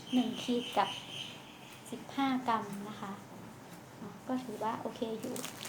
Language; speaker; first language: Thai; native; Thai